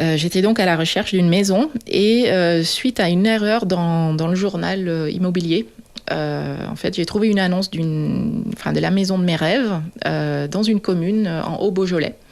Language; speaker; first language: French; non-native, fluent; Dutch